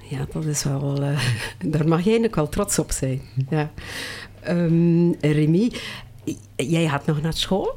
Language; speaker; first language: Dutch; native; Dutch